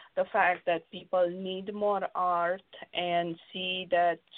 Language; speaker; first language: English; non-native, fluent; Romanian